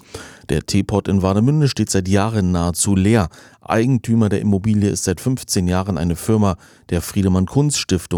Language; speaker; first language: German; native; German